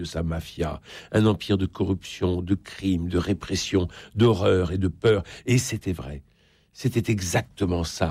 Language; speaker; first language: French; native; French